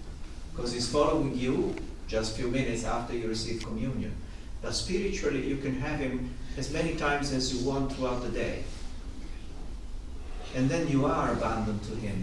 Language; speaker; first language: English; non-native, fluent; Italian